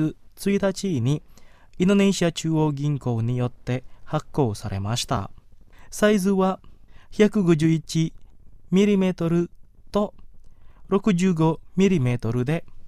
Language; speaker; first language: Japanese; non-native, fluent; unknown